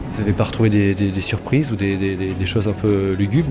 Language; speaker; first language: French; native; French